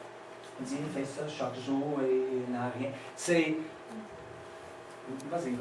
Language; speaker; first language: French; non-native, fluent; English